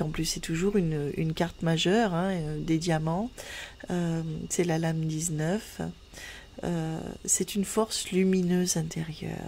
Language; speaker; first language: French; native; French